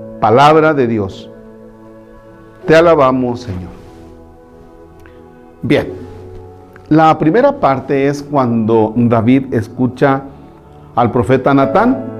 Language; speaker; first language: Spanish; native; Spanish